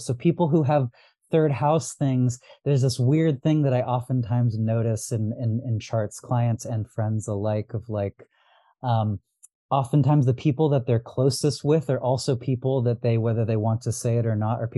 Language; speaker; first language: English; early bilingual, other home language; Arabic